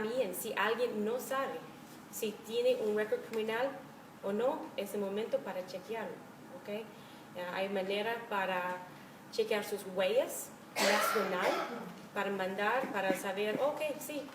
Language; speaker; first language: Spanish; non-native, fluent; English